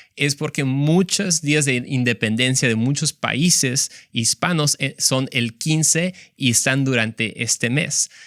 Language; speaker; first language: Spanish; native; Spanish